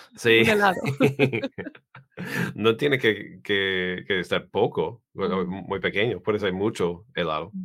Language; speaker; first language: Spanish; non-native, learner; English